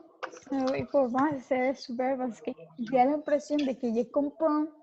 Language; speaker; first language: French; non-native, learner; Spanish